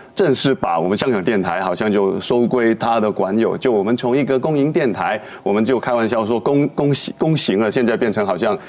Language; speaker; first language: Chinese; non-native, local second language; Cantonese